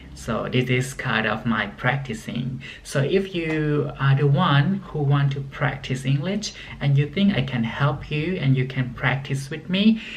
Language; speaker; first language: English; non-native, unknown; Thai